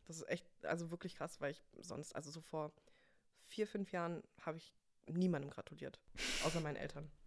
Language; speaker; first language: German; early bilingual, other home language; English